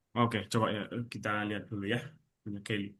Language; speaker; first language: Indonesian; native; Indonesian